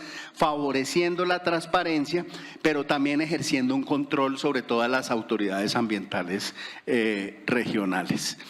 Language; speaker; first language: Spanish; native; Spanish